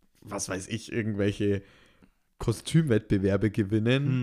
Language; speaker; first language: German; native; German